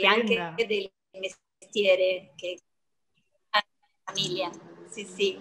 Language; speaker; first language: Italian; early bilingual, heritage; Spanish